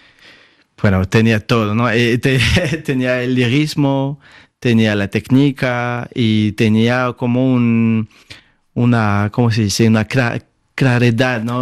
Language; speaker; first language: Spanish; non-native, fluent; French